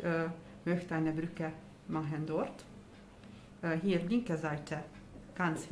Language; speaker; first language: German; non-native, learner; Hungarian